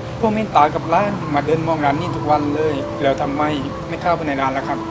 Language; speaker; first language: Thai; native; Thai